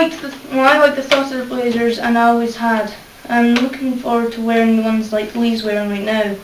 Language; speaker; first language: English; native; English